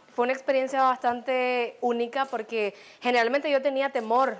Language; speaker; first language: Spanish; native; Spanish